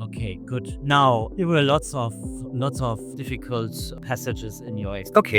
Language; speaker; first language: English; non-native, fluent; German